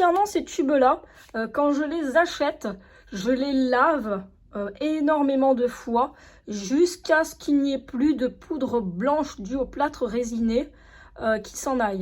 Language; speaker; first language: French; native; French